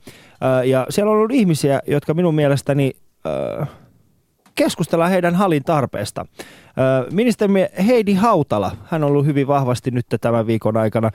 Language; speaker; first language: Finnish; early bilingual, other home language; Persian